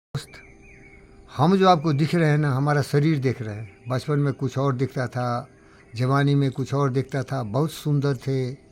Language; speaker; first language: Hindi; non-native, local second language; Bangla